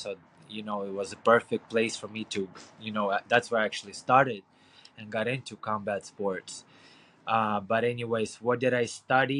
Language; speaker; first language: English; non-native, fluent; Ukrainian